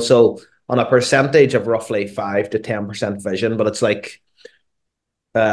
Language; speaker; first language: English; native; English